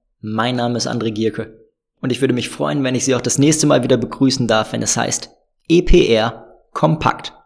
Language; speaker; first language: German; native; German